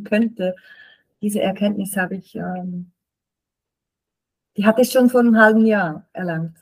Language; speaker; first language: German; native; German